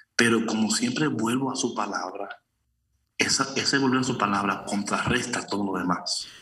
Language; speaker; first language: Spanish; early bilingual, heritage; Spanish